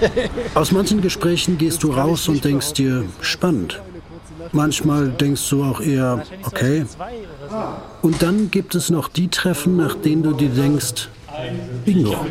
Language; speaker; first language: German; native; German